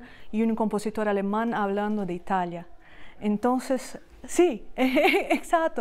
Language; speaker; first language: Spanish; non-native, fluent; Portuguese